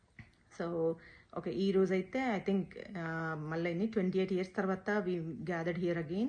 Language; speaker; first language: Telugu; native; Telugu